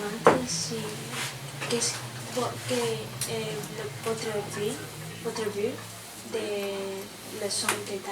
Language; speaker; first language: French; non-native, learner; Chinese